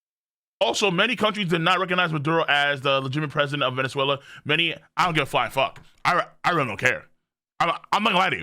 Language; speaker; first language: English; native; English